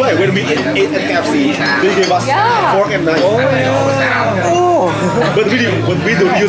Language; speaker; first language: English; non-native, fluent; Indonesian